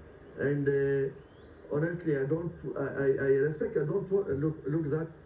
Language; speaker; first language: English; non-native, learner; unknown